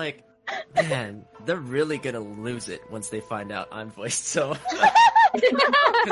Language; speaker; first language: English; native; English